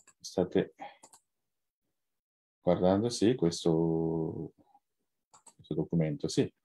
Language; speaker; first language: Italian; non-native, fluent; Japanese